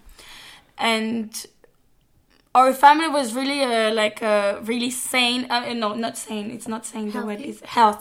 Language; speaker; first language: English; non-native, fluent; French